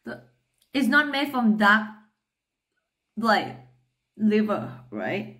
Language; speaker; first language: English; non-native, learner; Thai